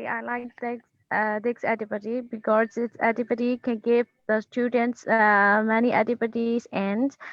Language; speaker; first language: English; non-native, learner; Burmese